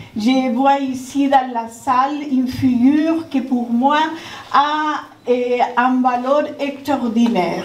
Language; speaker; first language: French; non-native, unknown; Spanish